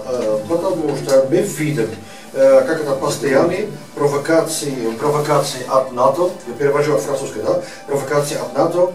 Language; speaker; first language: Russian; non-native, learner; Dutch